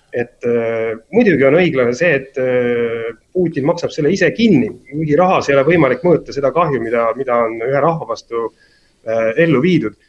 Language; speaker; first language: Estonian; native; Estonian